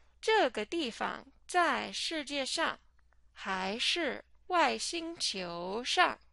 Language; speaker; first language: Chinese; non-native, fluent; English